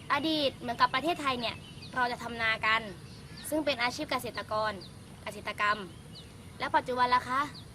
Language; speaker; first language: Thai; native; Thai